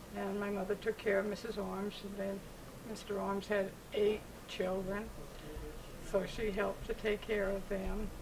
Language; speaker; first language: English; native; English